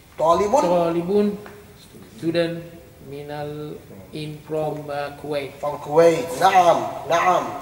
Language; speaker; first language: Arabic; non-native, fluent; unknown